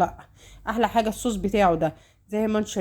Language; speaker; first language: Arabic; native; Arabic